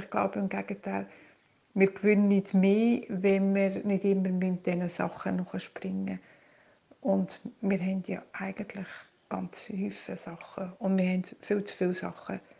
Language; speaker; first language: German; native; German